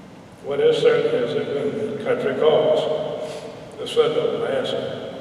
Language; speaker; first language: English; native; English